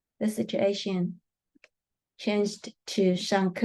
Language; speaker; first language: English; non-native, fluent; Chinese